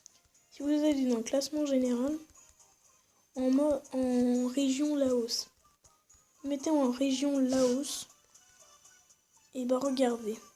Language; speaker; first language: French; native; French